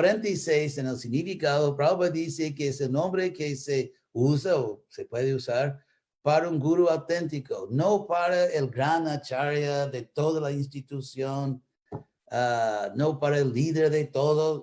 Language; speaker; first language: Spanish; non-native, fluent; English